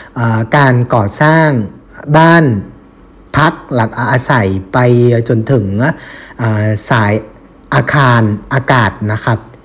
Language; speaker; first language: Thai; non-native, fluent; Vietnamese